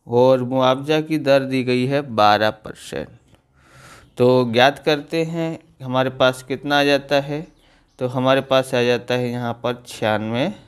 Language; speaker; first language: Hindi; non-native, local second language; Gujarati